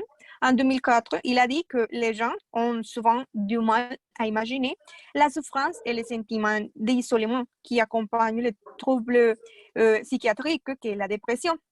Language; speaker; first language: French; non-native, fluent; Spanish